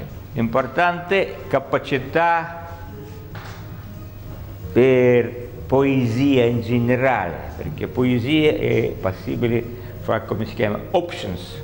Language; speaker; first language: Italian; non-native, learner; Russian